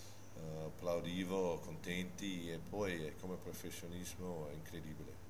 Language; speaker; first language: Italian; non-native, fluent; English